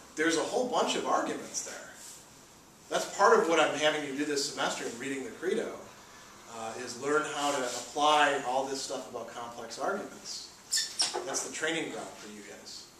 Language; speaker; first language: English; native; English